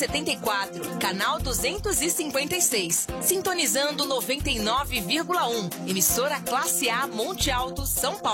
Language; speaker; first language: Portuguese; native; Portuguese